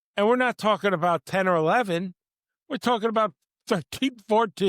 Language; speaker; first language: English; native; English